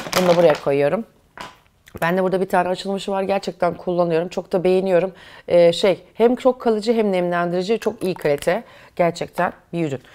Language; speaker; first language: Turkish; native; Turkish